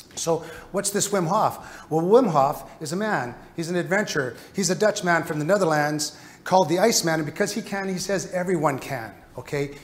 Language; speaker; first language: English; native; English